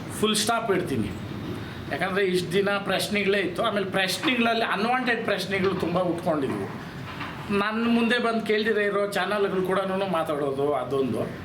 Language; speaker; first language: Kannada; native; Kannada